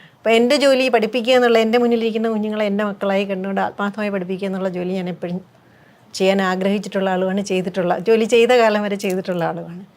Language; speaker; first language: Malayalam; native; Malayalam